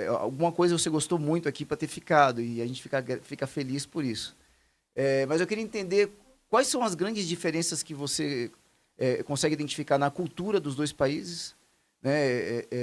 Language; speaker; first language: Portuguese; native; Portuguese